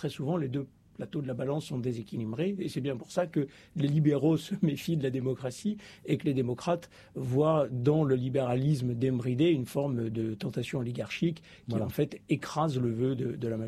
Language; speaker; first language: French; native; French